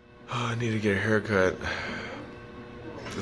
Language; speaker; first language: English; native; English